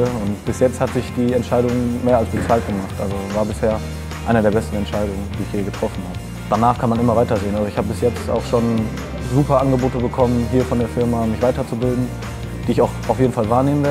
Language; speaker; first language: German; native; German